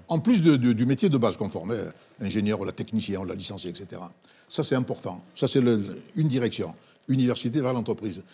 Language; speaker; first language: French; non-native, local second language; Arabic